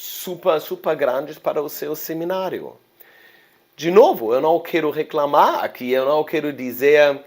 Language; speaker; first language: Portuguese; non-native, fluent; German